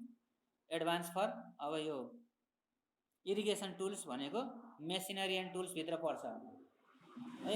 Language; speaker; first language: Nepali; native; Nepali